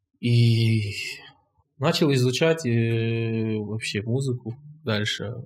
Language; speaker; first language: Russian; non-native, local second language; Kazakh